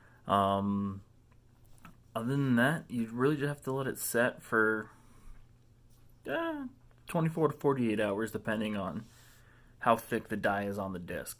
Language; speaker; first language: English; native; English